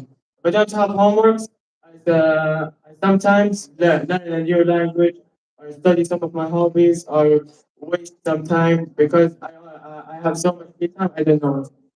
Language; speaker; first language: English; non-native, learner; Arabic